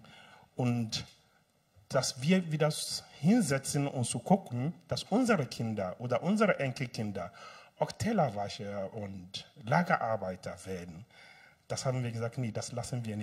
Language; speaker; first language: German; non-native, fluent; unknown